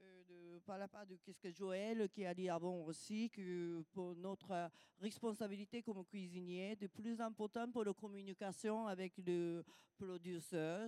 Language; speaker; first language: French; non-native, learner; Japanese